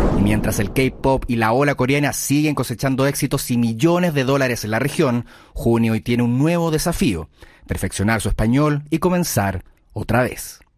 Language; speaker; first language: Spanish; native; Spanish